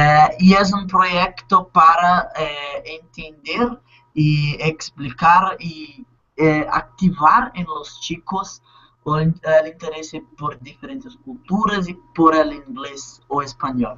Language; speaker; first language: Spanish; non-native, learner; Portuguese